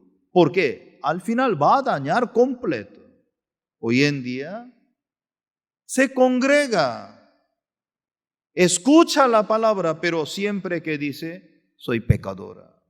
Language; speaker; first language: Spanish; non-native, fluent; Korean